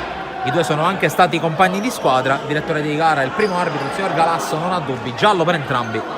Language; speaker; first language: Italian; native; Italian